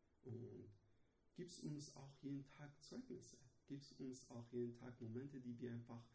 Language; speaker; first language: German; non-native, learner; Persian